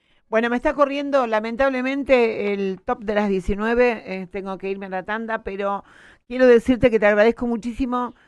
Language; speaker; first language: Spanish; native; Spanish